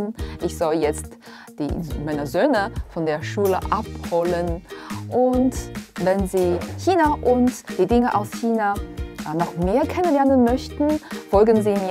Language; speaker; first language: German; non-native, fluent; Chinese